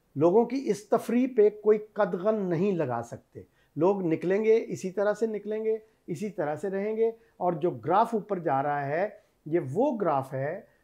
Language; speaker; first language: Urdu; non-native, local second language; Punjabi